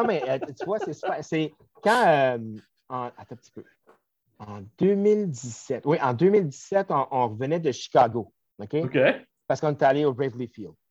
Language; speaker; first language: French; native; French